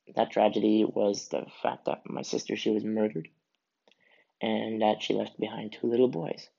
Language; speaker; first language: English; native; English